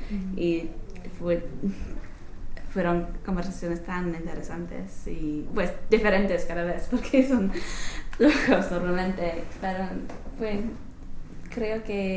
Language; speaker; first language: Spanish; non-native, learner; English